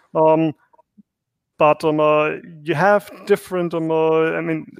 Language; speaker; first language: English; non-native, fluent; German